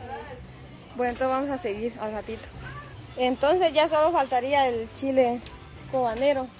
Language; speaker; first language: Spanish; native; Spanish